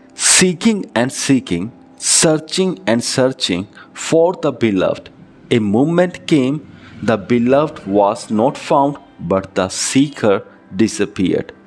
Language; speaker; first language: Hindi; non-native, local second language; Punjabi